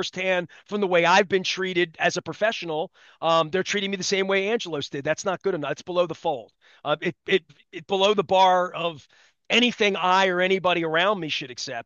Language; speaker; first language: English; native; English